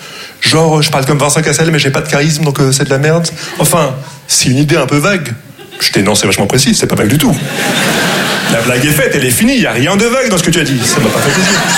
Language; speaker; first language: French; non-native, local second language; Arabic